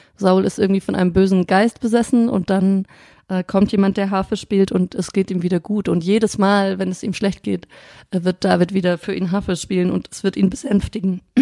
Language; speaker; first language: German; native; German